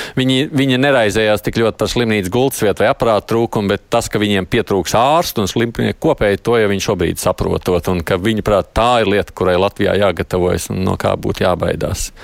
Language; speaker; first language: Latvian; native; Latvian